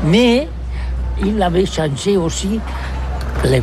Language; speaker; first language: French; non-native, learner; Catalan